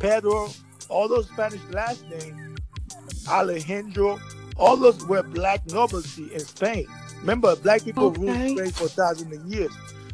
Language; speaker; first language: English; early bilingual, other home language; Haitian Creole